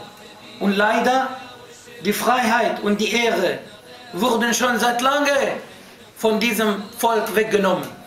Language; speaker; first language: German; non-native, fluent; Arabic